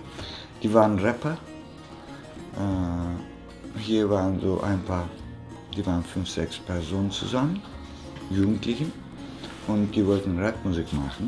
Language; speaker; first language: German; non-native, fluent; Zaza